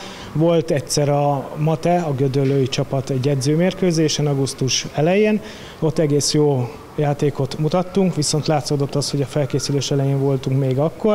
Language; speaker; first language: Hungarian; native; Hungarian